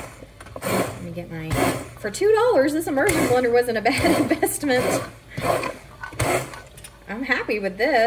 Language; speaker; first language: English; native; English